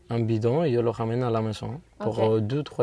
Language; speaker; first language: French; non-native, fluent; Spanish